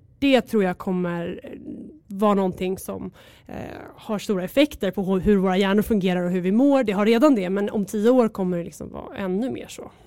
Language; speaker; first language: Swedish; native; Swedish